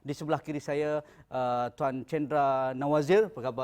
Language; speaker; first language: Malay; native; Malay